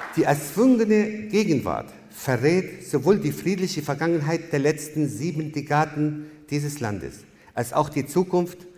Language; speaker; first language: German; non-native, fluent; Arabic